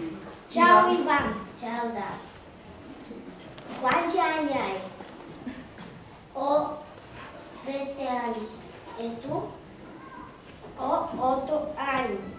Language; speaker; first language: Italian; non-native, learner; Bulgarian